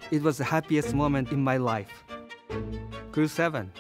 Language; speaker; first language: English; non-native, fluent; Japanese